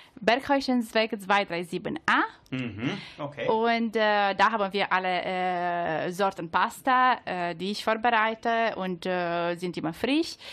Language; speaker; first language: German; non-native, learner; Italian